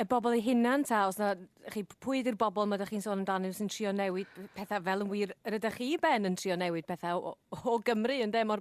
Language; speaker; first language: Welsh; native; Welsh